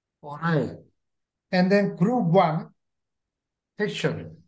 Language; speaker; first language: English; non-native, learner; Korean